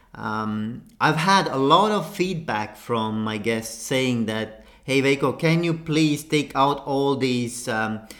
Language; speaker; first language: English; non-native, fluent; Estonian